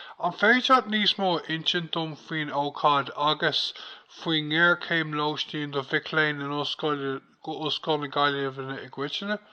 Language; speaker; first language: Irish; non-native, local second language; English